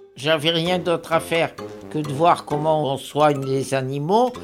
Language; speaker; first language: French; native; French